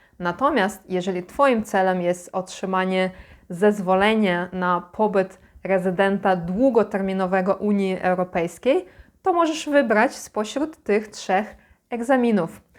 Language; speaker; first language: Polish; native; Polish